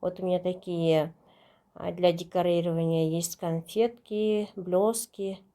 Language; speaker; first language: Russian; non-native, local second language; Kazakh